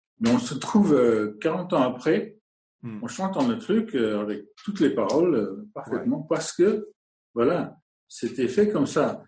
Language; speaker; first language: French; non-native, fluent; English